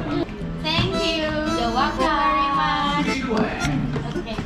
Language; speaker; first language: English; non-native, learner; Vietnamese